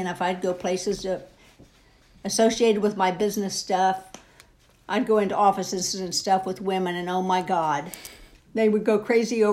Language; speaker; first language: English; native; English